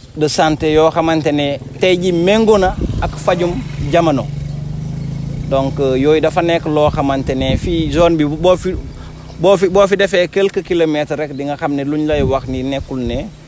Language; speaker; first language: Wolof; non-native, local second language; Jola-Fonyi